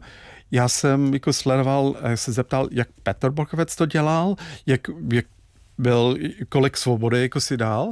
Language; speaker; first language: Czech; non-native, fluent; English